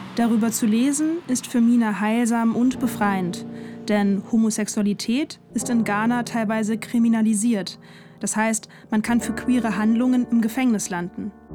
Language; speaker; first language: German; native; German